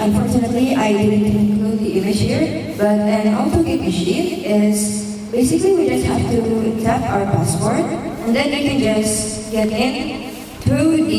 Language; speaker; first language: English; non-native, fluent; Indonesian